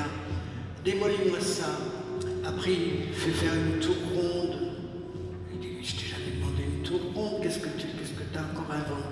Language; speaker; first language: French; native; French